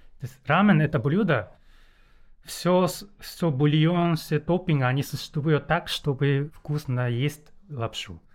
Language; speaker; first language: Russian; non-native, learner; Japanese